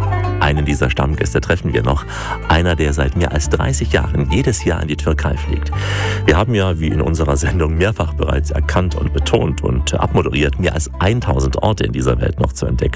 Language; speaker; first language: German; native; German